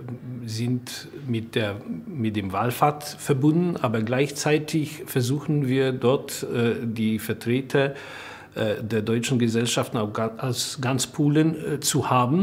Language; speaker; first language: German; non-native, local second language; Polish